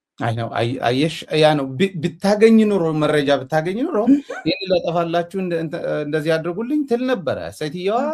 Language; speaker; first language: Amharic; non-native, local second language; Tigrinya